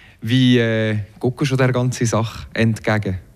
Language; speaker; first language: German; native; German